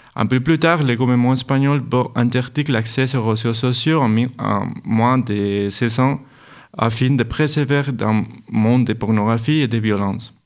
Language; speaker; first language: French; non-native, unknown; Spanish